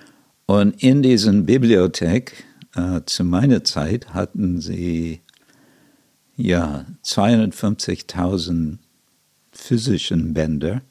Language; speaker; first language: German; non-native, fluent; English